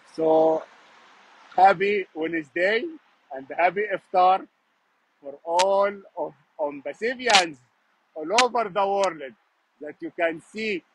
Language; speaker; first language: English; non-native, fluent; Arabic